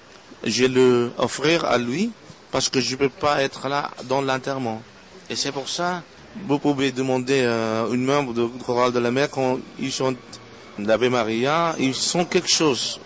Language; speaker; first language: French; non-native, fluent; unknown